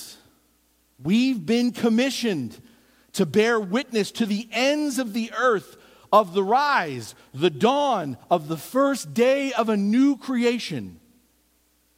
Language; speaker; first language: English; native; English